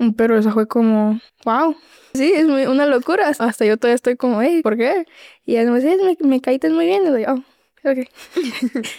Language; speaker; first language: Spanish; early bilingual, heritage; Spanish